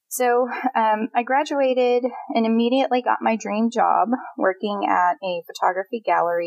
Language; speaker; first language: English; native; English